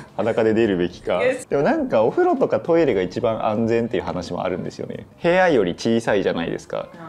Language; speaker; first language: Japanese; native; Japanese